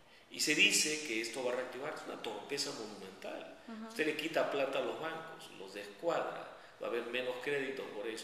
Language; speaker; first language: Spanish; native; Spanish